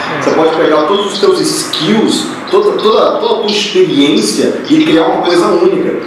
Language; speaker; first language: Portuguese; native; Portuguese